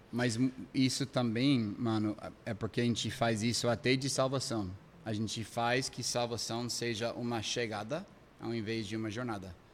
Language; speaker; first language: Portuguese; non-native, fluent; English